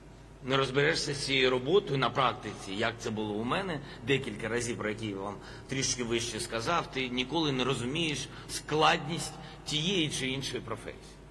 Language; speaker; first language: Ukrainian; non-native, local second language; Russian